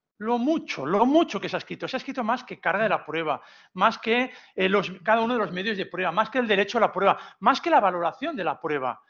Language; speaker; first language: Spanish; non-native, local second language; Catalan